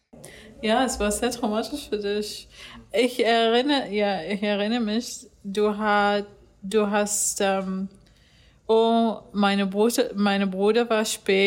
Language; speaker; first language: German; non-native, learner; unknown